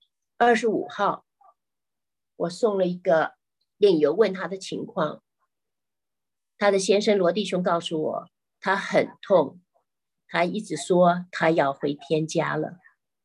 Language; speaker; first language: Chinese; native; Chinese